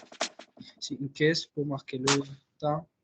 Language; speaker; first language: French; non-native, fluent; Spanish